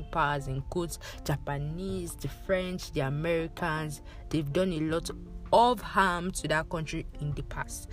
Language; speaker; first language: English; non-native, local second language; Yoruba